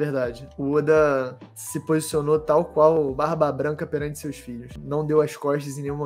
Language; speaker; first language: Portuguese; native; Portuguese